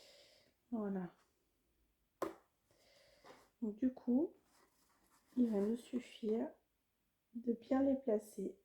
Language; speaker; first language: French; native; French